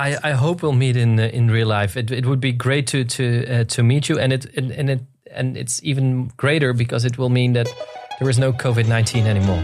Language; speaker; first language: English; non-native, fluent; Dutch